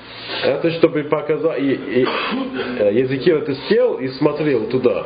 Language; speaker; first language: Russian; non-native, fluent; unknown